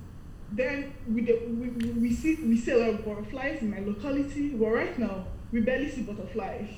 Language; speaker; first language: English; non-native, local second language; Igbo